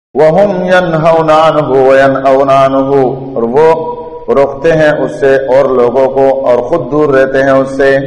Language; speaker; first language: Urdu; non-native, local second language; Pashto